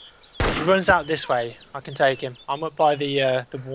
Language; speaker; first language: English; native; English